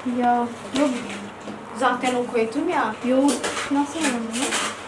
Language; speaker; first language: Turkish; non-native, learner; Indonesian